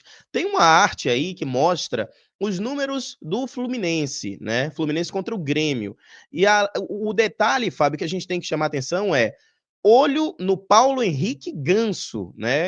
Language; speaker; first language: Portuguese; native; Portuguese